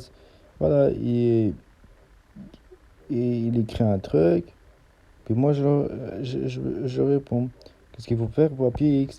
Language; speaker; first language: French; native; French